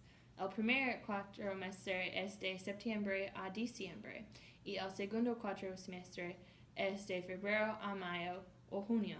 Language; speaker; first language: Spanish; non-native, learner; English